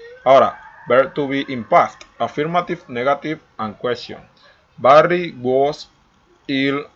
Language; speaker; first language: English; non-native, learner; Spanish